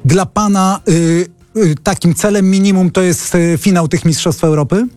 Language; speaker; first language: Polish; native; Polish